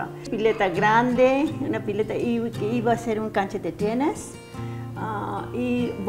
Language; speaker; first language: Spanish; non-native, fluent; English